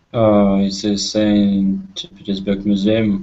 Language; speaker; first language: English; non-native, learner; Russian